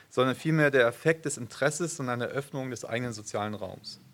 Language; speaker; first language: German; native; German